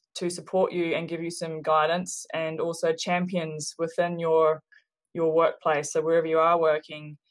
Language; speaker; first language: English; native; English